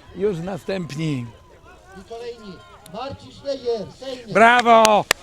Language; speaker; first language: Polish; native; Polish